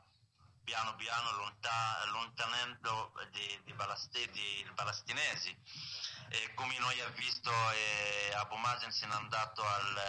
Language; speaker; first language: Italian; non-native, learner; Arabic